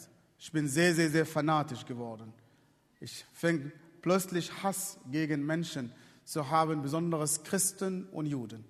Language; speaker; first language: German; non-native, fluent; Arabic